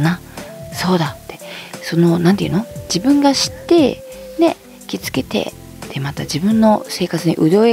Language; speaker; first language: Japanese; native; Japanese